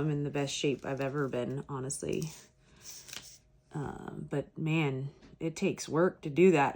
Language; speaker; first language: English; native; English